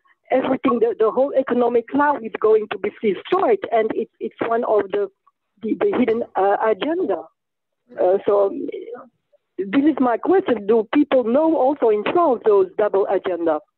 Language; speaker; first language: English; non-native, fluent; Dutch